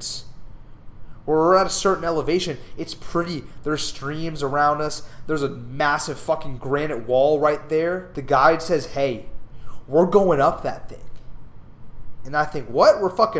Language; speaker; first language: English; native; English